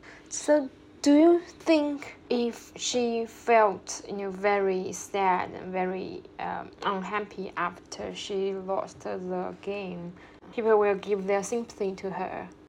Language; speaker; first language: English; non-native, fluent; Chinese